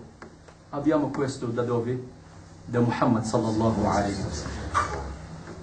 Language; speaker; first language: Italian; non-native, fluent; Arabic